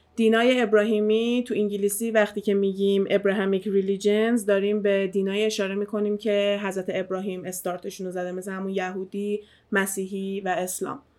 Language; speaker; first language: Persian; early bilingual, heritage; Persian